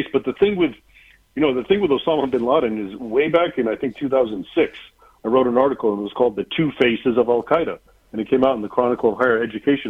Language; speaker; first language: English; native; English